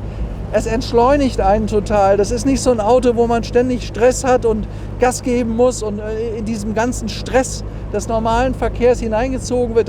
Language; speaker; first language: German; native; German